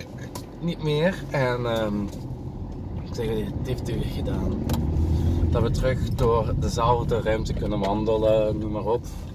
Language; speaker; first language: Dutch; native; Dutch